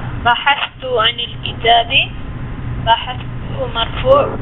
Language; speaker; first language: Arabic; non-native, learner; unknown